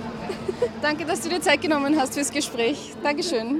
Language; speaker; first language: German; native; German